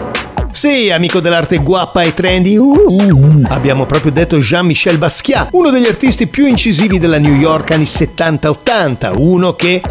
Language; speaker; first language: Italian; native; Italian